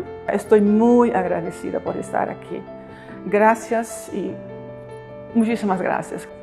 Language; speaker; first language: Spanish; non-native, fluent; Papiamento